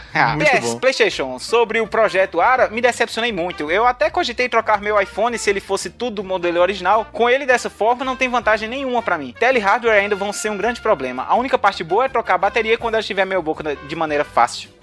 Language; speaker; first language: Portuguese; native; Portuguese